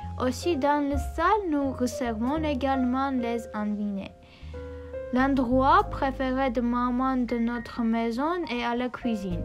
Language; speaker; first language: French; non-native, learner; Armenian